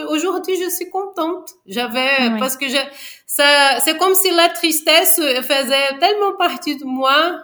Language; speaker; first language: French; non-native, fluent; Portuguese